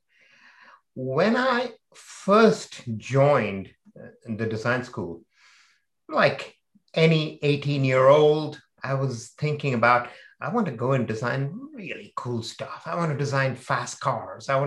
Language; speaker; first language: English; non-native, local second language; Hindi